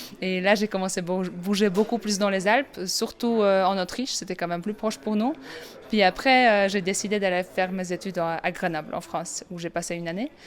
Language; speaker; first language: French; non-native, fluent; Polish